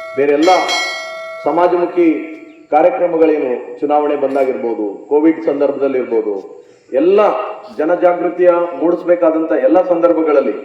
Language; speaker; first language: Kannada; native; Kannada